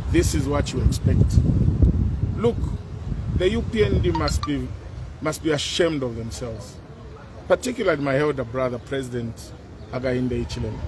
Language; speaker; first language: English; non-native, local second language; Bemba